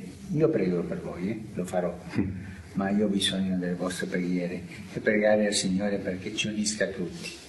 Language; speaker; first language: Italian; non-native, fluent; Spanish